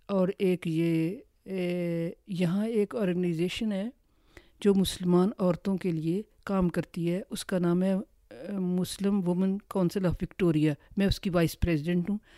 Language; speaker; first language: Urdu; native; Urdu